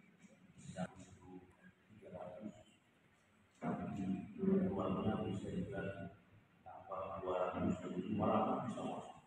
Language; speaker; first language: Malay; non-native, local second language; Javanese